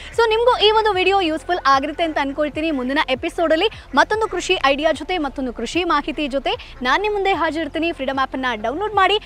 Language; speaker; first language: Kannada; native; Kannada